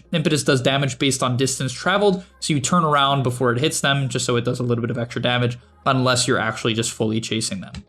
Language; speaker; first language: English; native; English